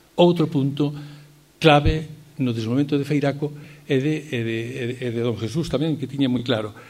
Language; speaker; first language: Galician; native; Galician